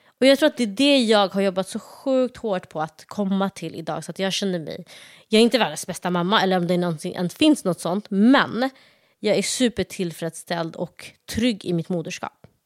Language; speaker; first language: Swedish; early bilingual, other home language; Somali